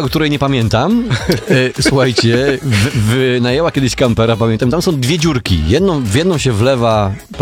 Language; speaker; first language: Polish; native; Polish